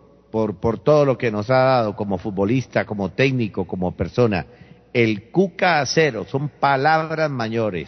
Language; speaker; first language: Spanish; native; Spanish